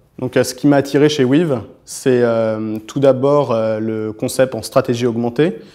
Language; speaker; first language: French; native; French